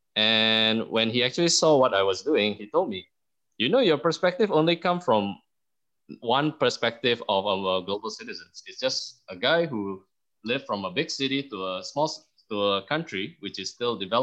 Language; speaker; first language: English; early bilingual, other home language; Indonesian